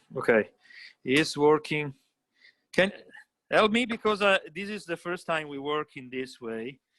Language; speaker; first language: English; non-native, fluent; Italian